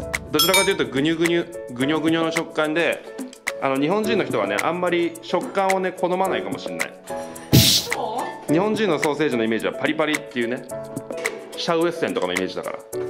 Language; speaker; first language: Japanese; native; Japanese